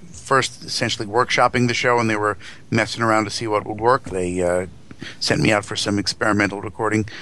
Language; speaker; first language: English; native; English